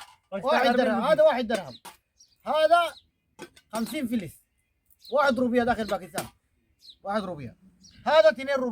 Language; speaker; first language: Arabic; non-native, learner; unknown